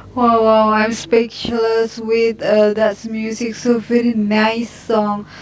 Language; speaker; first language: English; non-native, learner; Indonesian